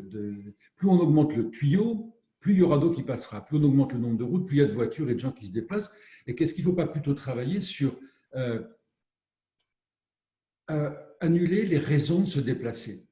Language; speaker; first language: French; native; French